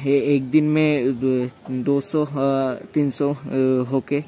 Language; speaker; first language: Hindi; non-native, local second language; Bangla